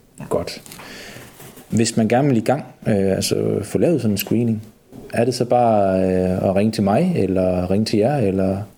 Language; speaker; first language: Danish; native; Danish